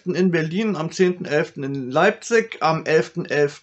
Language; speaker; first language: German; native; German